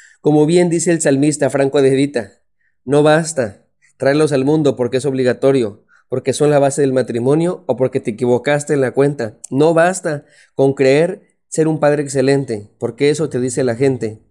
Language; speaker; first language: Spanish; native; Spanish